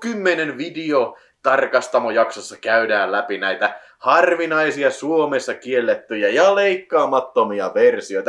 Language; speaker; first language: Finnish; native; Finnish